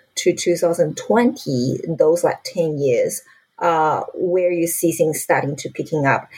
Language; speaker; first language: English; non-native, fluent; Chinese